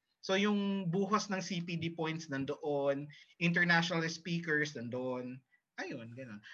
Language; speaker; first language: Filipino; early bilingual, heritage; Filipino